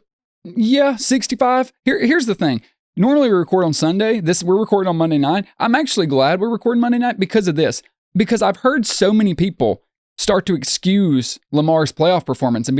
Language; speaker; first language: English; native; English